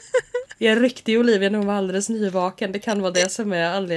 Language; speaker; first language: Swedish; native; Swedish